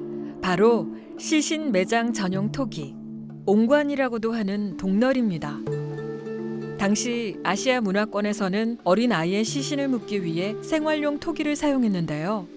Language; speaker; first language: Korean; native; Korean